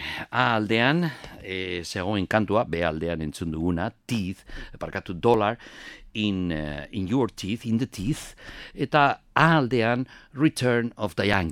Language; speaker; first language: Basque; native; Basque